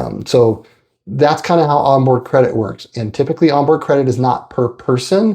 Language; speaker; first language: English; native; English